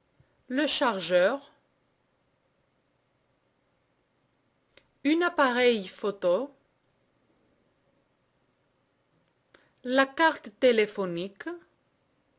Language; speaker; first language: French; non-native, fluent; Greek